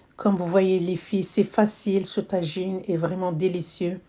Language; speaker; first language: French; non-native, local second language; Arabic